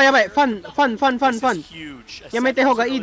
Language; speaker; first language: Japanese; non-native, learner; Filipino